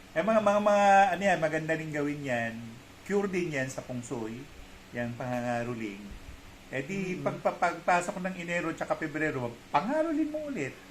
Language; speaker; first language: Filipino; native; Filipino